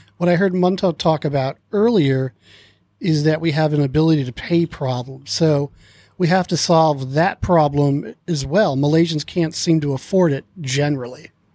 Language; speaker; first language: English; native; English